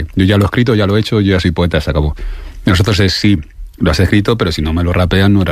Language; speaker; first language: Spanish; native; Spanish